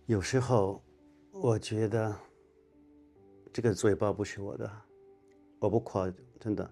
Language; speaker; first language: Chinese; non-native, fluent; Arabic